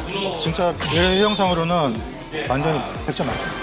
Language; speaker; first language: Korean; native; Korean